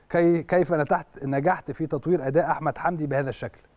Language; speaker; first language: Arabic; native; Arabic